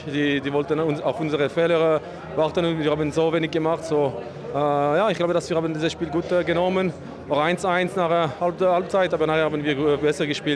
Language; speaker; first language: German; non-native, learner; French